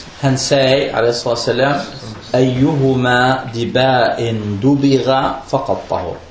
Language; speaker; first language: Danish; non-native, fluent; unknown